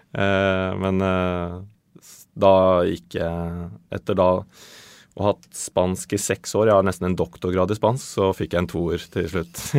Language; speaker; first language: Norwegian; early bilingual, other home language; Swedish